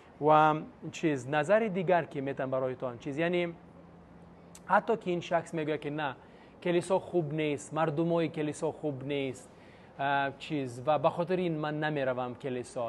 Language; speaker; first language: Persian; non-native, fluent; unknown